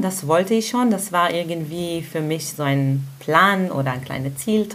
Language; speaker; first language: German; non-native, fluent; Hebrew